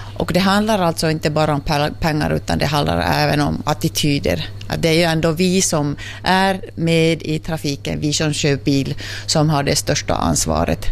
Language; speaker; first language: Swedish; non-native, local second language; Finnish